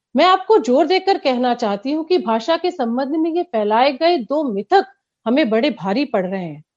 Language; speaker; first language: Hindi; native; Hindi